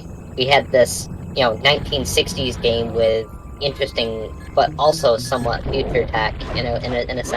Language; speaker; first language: English; native; English